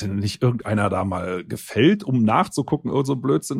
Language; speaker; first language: German; native; German